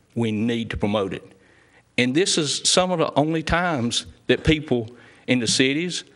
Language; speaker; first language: English; native; English